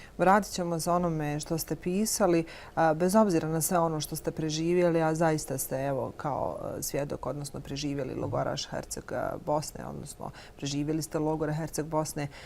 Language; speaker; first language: Bosnian; native; Bosnian